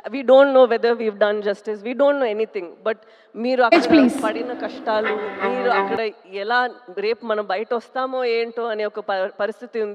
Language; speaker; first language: Telugu; non-native, fluent; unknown